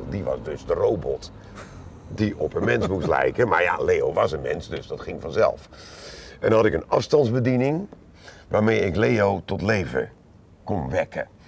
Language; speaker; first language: Dutch; native; Dutch